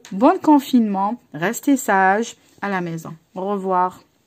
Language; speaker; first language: French; non-native, local second language; Arabic